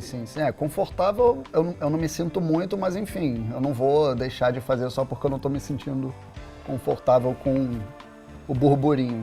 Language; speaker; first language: Portuguese; native; Portuguese